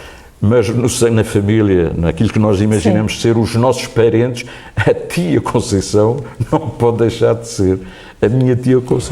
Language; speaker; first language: Portuguese; native; Portuguese